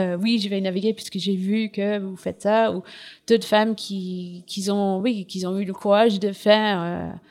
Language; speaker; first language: French; non-native, fluent; English